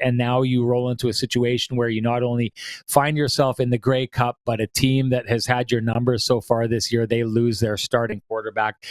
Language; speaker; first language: English; native; English